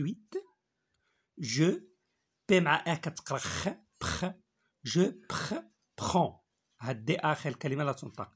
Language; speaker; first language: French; non-native, local second language; Arabic